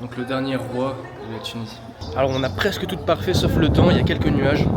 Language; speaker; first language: French; native; French